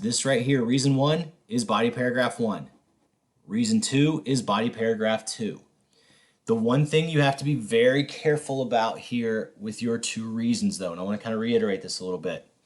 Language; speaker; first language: English; native; English